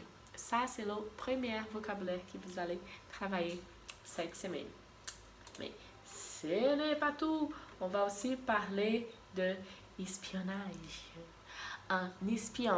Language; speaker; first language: French; non-native, fluent; Portuguese